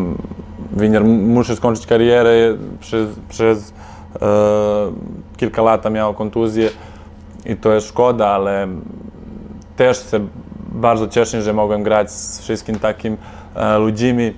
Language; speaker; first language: Polish; non-native, fluent; Serbian